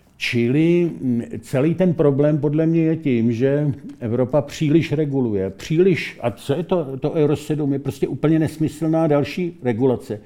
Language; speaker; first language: Czech; native; Czech